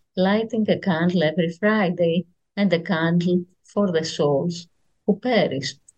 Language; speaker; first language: English; non-native, fluent; Greek